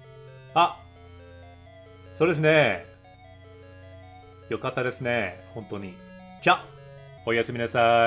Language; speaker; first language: Japanese; non-native, fluent; English